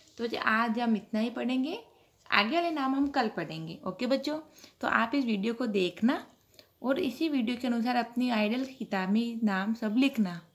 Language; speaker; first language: Hindi; non-native, local second language; Gujarati